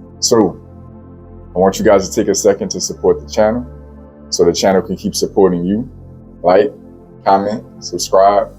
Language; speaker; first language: English; native; English